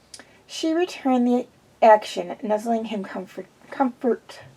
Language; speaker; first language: English; native; English